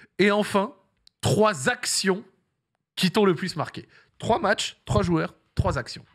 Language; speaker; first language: French; early bilingual, other home language; Arabic